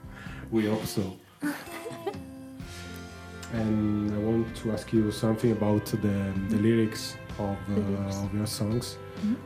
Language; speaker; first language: English; non-native, learner; Italian